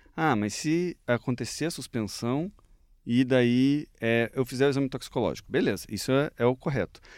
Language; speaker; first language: Portuguese; native; Portuguese